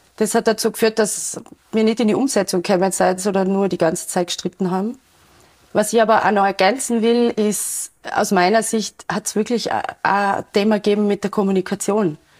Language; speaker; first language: German; native; German